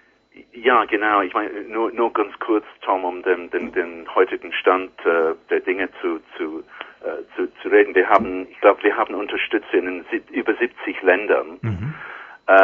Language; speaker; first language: German; non-native, learner; English